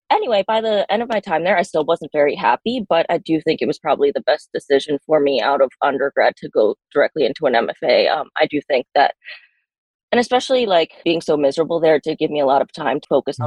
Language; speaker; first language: English; native; English